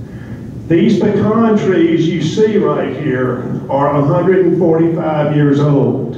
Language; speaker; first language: English; native; English